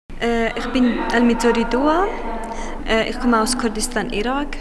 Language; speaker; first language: German; non-native, fluent; Kurdish